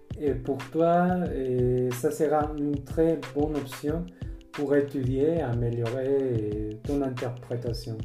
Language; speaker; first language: French; non-native, learner; Spanish